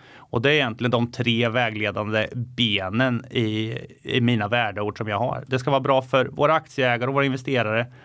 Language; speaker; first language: Swedish; native; Swedish